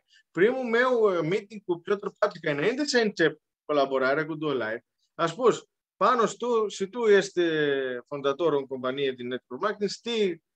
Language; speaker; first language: Romanian; non-native, learner; Greek